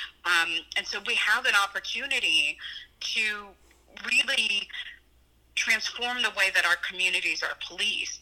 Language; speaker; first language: English; native; English